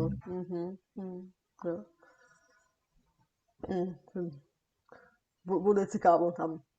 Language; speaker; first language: Ukrainian; non-native, learner; Bulgarian